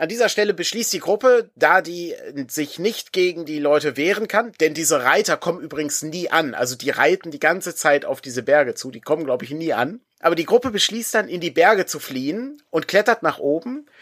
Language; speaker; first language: German; native; German